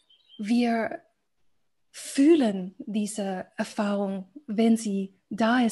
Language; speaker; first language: German; non-native, fluent; English